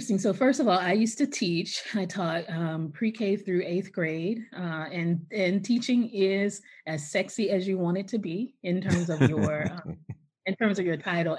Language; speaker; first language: English; native; English